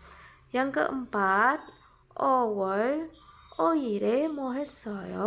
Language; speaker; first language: Korean; non-native, fluent; Indonesian